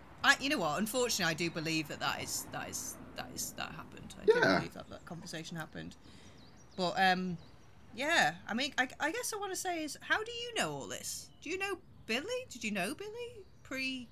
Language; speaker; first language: English; native; English